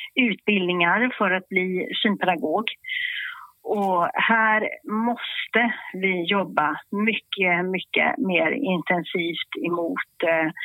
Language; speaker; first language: Swedish; native; Swedish